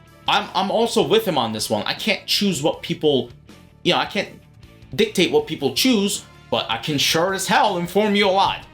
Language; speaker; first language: English; native; English